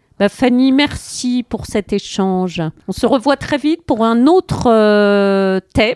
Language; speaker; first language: French; native; French